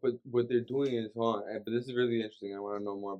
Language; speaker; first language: English; native; English